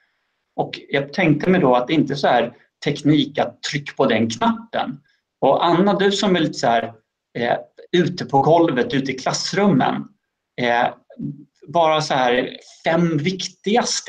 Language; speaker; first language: Swedish; native; Swedish